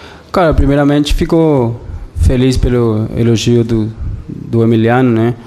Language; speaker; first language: Portuguese; non-native, fluent; Spanish